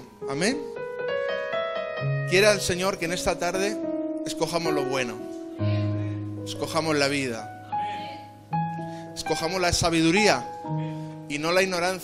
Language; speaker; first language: Spanish; native; Spanish